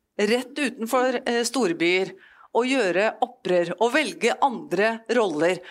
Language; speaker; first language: Norwegian; native; Norwegian